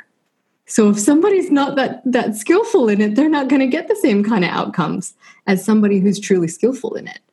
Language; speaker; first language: English; native; English